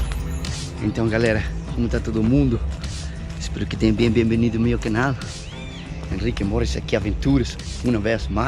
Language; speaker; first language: Portuguese; non-native, learner; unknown